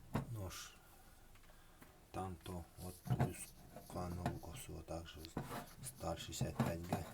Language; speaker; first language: Russian; native; Russian